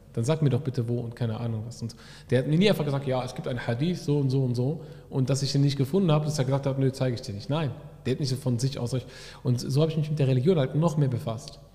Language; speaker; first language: German; early bilingual, other home language; Arabic